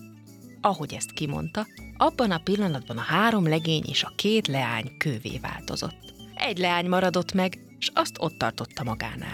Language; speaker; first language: Hungarian; native; Hungarian